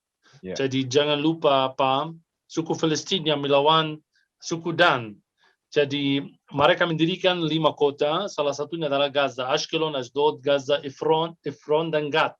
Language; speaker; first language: Indonesian; non-native, fluent; Arabic